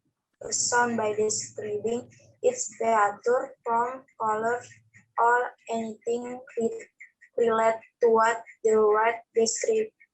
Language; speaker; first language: English; non-native, learner; Indonesian